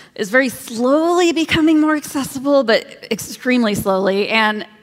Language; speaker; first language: English; native; English